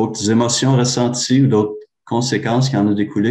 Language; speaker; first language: French; native; French